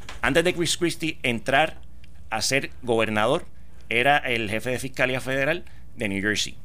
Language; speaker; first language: Spanish; native; Spanish